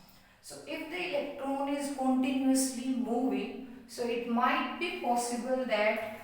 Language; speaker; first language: English; non-native, local second language; Hindi